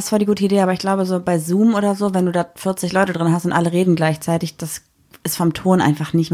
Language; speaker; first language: German; native; German